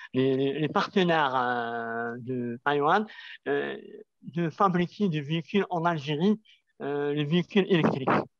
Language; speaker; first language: French; non-native, local second language; Arabic